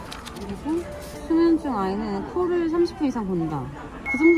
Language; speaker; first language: Korean; native; Korean